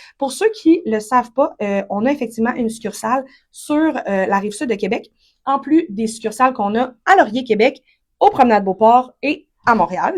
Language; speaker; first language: French; native; French